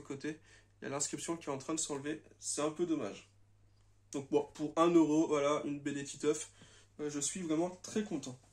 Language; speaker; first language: French; native; French